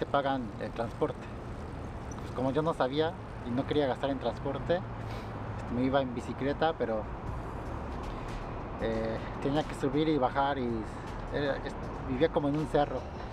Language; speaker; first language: Spanish; native; Spanish